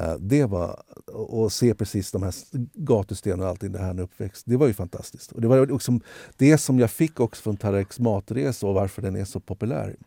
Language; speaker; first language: Swedish; native; Swedish